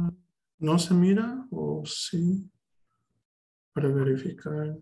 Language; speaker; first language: Spanish; early bilingual, heritage; Spanish